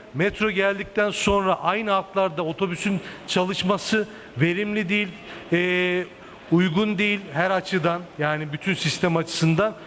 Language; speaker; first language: Turkish; native; Turkish